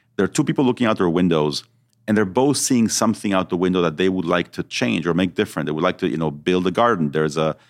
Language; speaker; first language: English; early bilingual, other home language; Hebrew